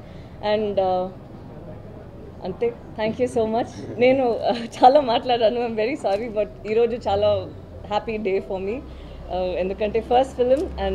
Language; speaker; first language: Telugu; non-native, learner; Tamil